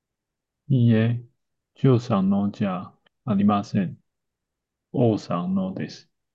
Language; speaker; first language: Japanese; non-native, learner; Chinese